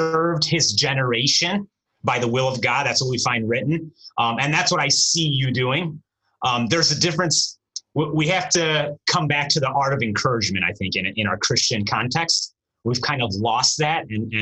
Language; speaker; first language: English; early bilingual, other home language; Romanian